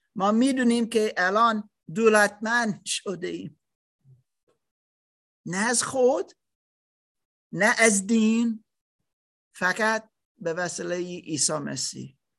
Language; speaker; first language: Persian; non-native, learner; German